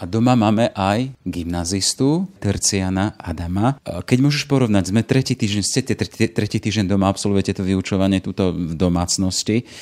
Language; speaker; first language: Slovak; native; Slovak